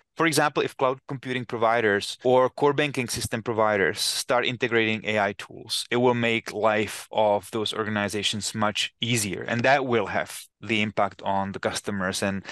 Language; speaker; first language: English; non-native, fluent; Czech